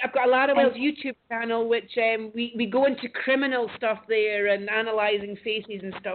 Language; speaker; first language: English; native; English